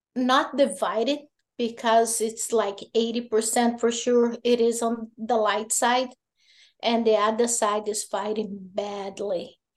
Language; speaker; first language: English; non-native, fluent; Portuguese